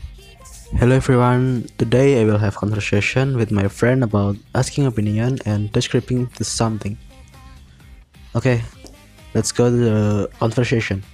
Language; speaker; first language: English; non-native, learner; Indonesian